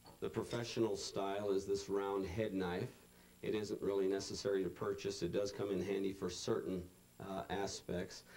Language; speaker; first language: English; native; English